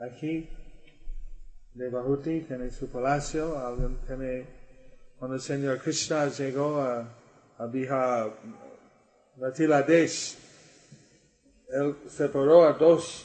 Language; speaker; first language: Spanish; non-native, learner; English